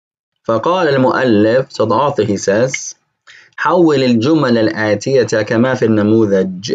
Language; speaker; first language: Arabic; non-native, fluent; English